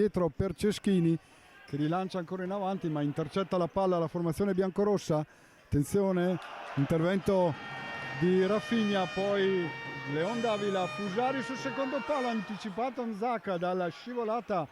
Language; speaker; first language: Italian; native; Italian